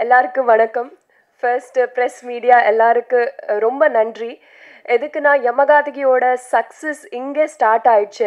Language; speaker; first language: Tamil; non-native, learner; Telugu